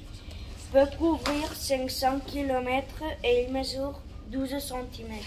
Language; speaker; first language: French; non-native, learner; Catalan